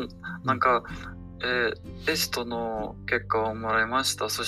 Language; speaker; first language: Japanese; non-native, learner; Ukrainian